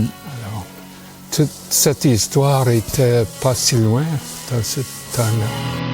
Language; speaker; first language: French; non-native, local second language; English